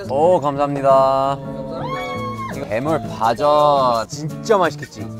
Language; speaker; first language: Korean; non-native, fluent; English